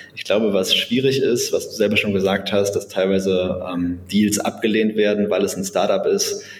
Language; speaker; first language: German; native; German